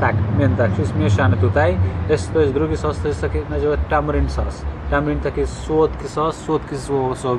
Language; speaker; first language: Polish; non-native, learner; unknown